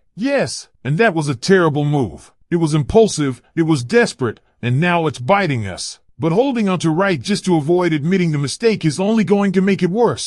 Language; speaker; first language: English; native; English